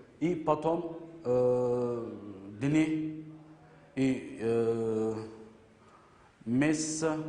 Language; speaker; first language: Russian; non-native, learner; Turkish